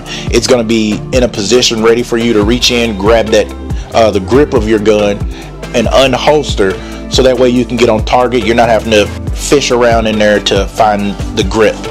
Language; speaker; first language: English; native; English